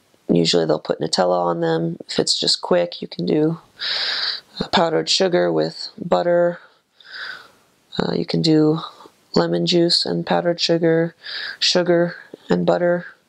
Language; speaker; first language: English; native; English